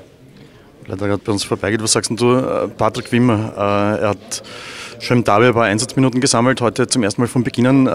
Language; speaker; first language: German; native; German